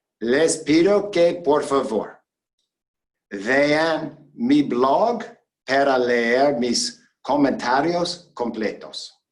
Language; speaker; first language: Spanish; non-native, learner; English